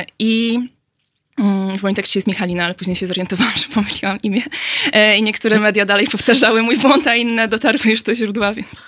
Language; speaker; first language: Polish; native; Polish